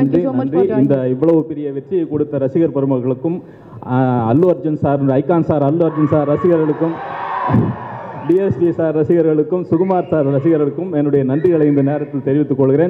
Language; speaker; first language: Tamil; native; Tamil